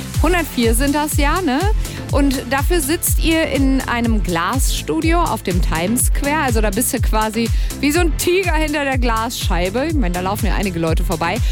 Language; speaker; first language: German; native; German